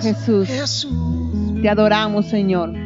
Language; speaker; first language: Spanish; native; Spanish